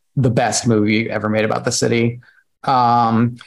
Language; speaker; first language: English; native; English